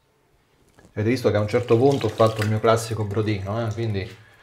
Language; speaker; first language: Italian; native; Italian